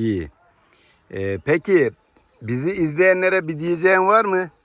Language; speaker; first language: Turkish; native; Turkish